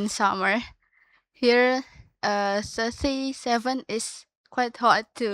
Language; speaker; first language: English; non-native, learner; Indonesian